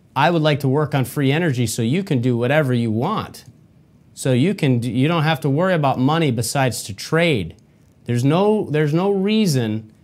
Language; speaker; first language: English; native; English